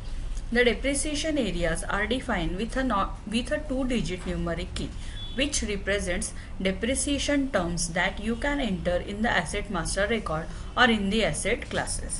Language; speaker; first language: English; non-native, local second language; Hindi